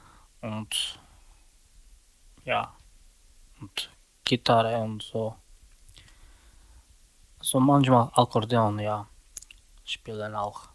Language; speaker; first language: German; non-native, learner; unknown